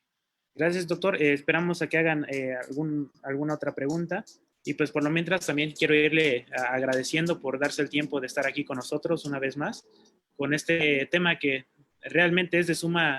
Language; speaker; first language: Spanish; native; Spanish